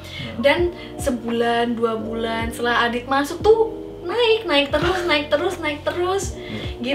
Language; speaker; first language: Indonesian; native; Indonesian